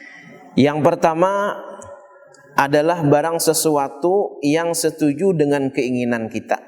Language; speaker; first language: Indonesian; non-native, local second language; Banjar